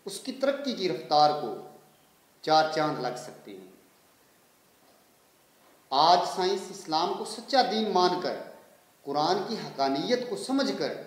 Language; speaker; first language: Urdu; native; Urdu